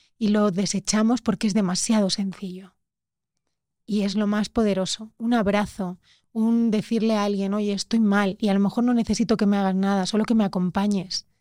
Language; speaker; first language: Spanish; native; Spanish